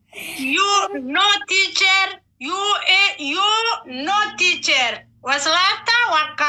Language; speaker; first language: English; non-native, learner; Oromo